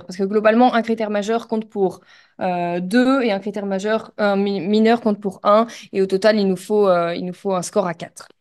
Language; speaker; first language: French; native; French